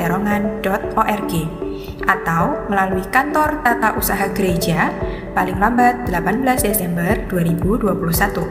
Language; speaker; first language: Indonesian; native; Indonesian